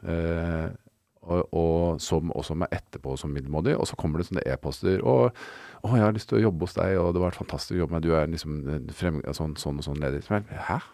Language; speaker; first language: Norwegian; native; Norwegian